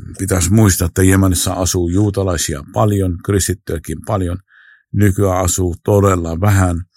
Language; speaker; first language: Finnish; non-native, fluent; Arabic